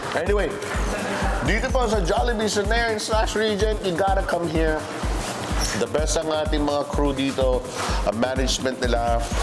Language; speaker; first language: Filipino; native; Filipino